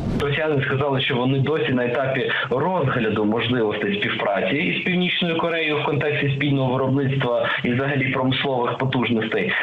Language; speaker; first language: Ukrainian; native; Ukrainian